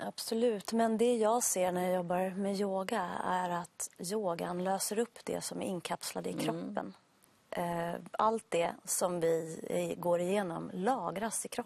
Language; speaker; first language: Swedish; native; Swedish